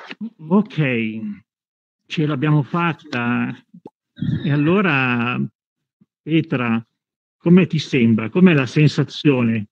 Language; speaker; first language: Italian; native; Italian